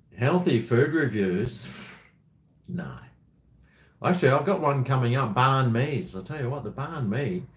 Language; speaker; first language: English; native; English